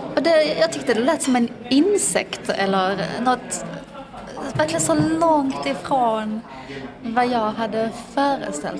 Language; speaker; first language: Swedish; early bilingual, other home language; Persian